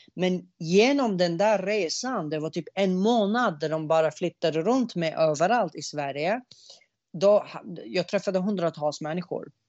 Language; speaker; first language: Swedish; early bilingual, other home language; Arabic